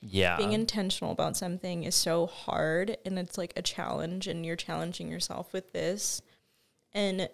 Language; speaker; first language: English; native; English